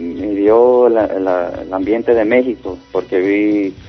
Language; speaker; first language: Spanish; early bilingual, heritage; Spanish